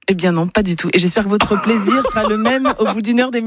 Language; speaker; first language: French; native; French